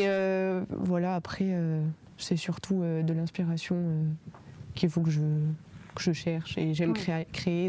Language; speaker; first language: French; native; French